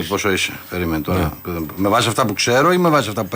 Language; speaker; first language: Greek; native; Greek